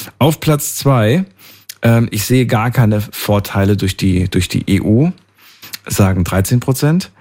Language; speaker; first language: German; native; German